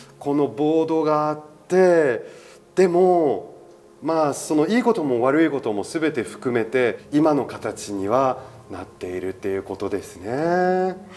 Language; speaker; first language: Japanese; non-native, fluent; French